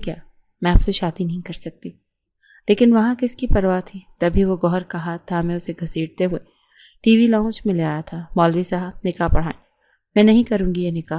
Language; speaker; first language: Urdu; native; Urdu